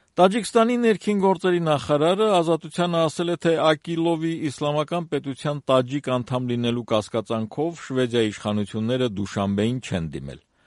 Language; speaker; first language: Armenian; native; Armenian